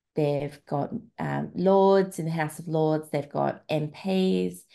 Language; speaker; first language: English; native; English